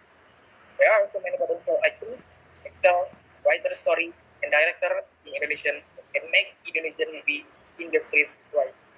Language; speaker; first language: English; non-native, learner; Indonesian